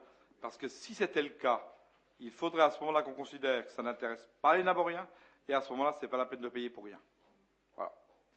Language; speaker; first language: French; native; French